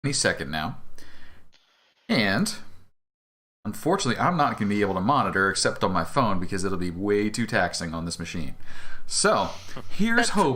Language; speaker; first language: English; native; English